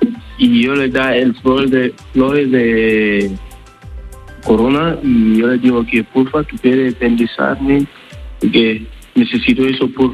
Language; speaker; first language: Spanish; non-native, learner; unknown